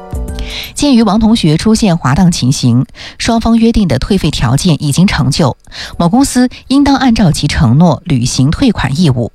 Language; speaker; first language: Chinese; native; Chinese